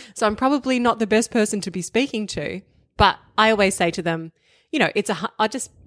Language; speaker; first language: English; native; English